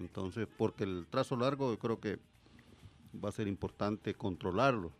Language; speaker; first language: Spanish; native; Spanish